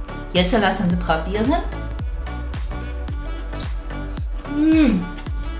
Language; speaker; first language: German; non-native, learner; Chinese